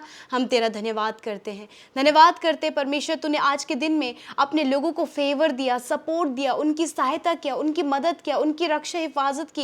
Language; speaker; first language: Hindi; native; Hindi